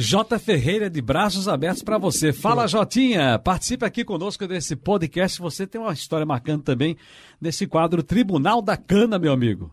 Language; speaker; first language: Portuguese; native; Portuguese